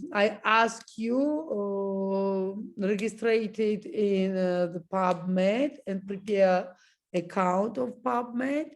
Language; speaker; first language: English; non-native, learner; Georgian